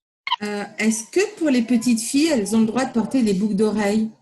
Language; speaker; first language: French; native; French